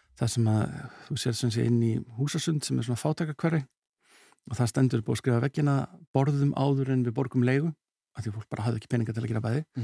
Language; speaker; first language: Icelandic; early bilingual, heritage; Icelandic